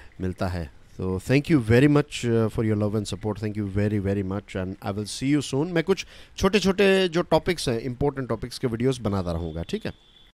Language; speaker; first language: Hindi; non-native, local second language; Gujarati